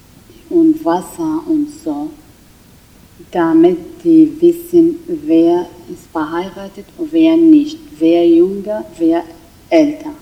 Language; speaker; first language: German; non-native, learner; Kurdish